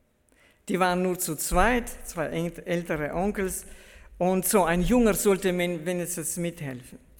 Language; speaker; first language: German; early bilingual, heritage; German